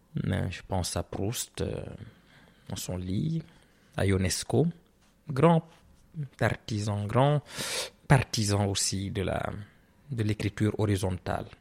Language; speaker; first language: French; non-native, local second language; Serer